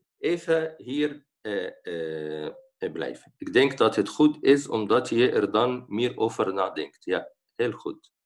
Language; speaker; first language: Dutch; non-native, fluent; Arabic